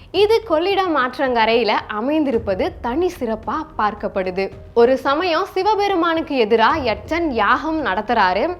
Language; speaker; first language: Tamil; native; Tamil